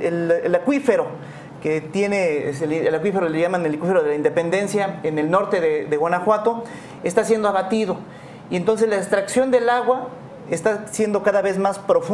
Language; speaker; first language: Spanish; native; Spanish